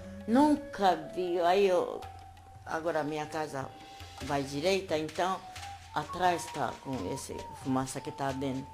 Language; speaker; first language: Portuguese; non-native, learner; Japanese